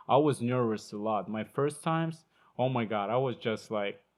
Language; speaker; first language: English; non-native, learner; Ukrainian